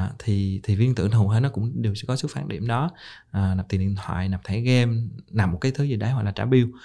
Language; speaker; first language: Vietnamese; native; Vietnamese